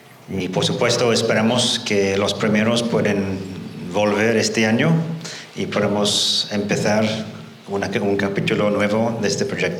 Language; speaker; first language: Spanish; non-native, fluent; English